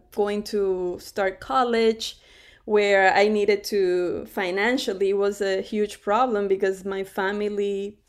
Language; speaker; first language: English; non-native, fluent; Spanish